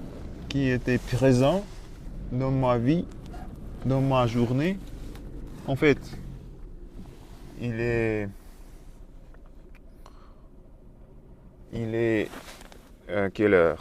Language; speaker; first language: French; non-native, learner; Russian